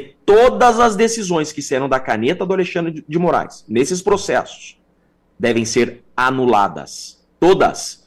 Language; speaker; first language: Portuguese; native; Portuguese